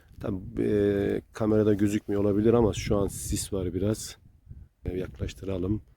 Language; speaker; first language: Turkish; native; Turkish